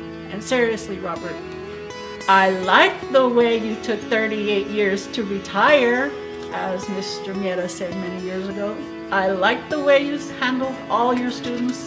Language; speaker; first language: English; native; English